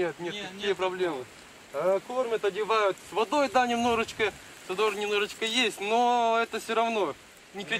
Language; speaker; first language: Russian; native; Russian